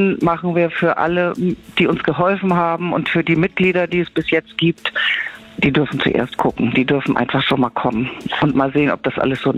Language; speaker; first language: German; native; German